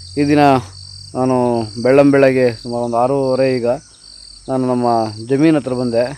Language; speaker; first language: Kannada; native; Kannada